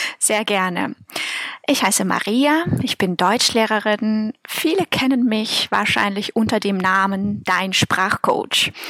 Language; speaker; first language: German; non-native, fluent; Russian